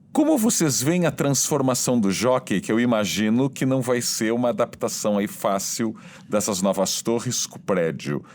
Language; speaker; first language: Portuguese; native; Portuguese